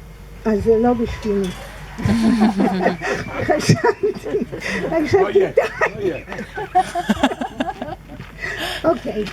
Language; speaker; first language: Hebrew; non-native, fluent; English